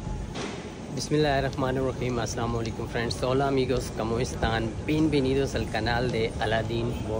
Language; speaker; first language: Spanish; non-native, learner; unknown